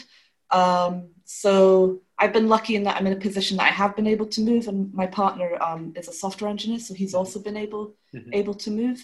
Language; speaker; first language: English; native; English